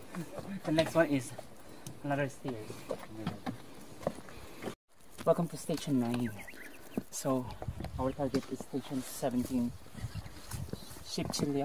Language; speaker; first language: English; non-native, local second language; Korean